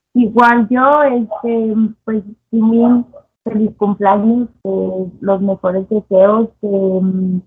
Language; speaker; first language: Spanish; native; Spanish